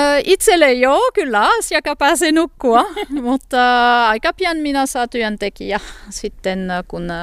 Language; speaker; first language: Finnish; non-native, learner; French